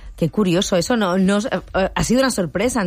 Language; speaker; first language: Spanish; native; Spanish